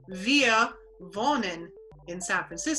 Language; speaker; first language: German; non-native, learner; English